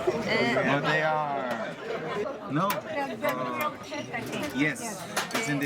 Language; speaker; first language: English; non-native, fluent; Portuguese